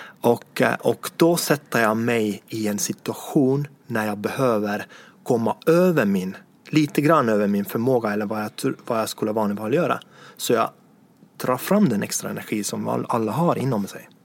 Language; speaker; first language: Swedish; non-native, fluent; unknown